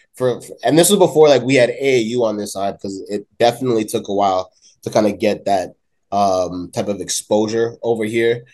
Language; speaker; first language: English; native; English